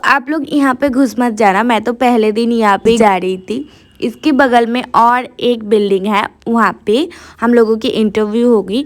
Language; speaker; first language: Hindi; non-native, local second language; Bangla